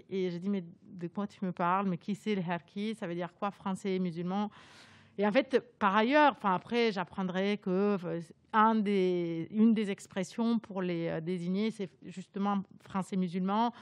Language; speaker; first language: French; non-native, fluent; Italian